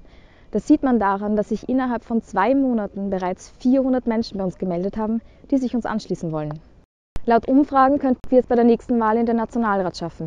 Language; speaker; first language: German; native; German